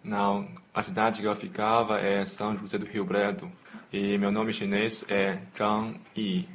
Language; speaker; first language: Portuguese; non-native, learner; Chinese